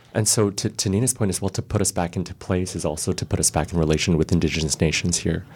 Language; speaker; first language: English; early bilingual, other home language; Cantonese